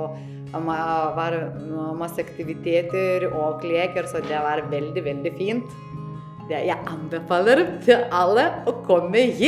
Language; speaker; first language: Norwegian; non-native, learner; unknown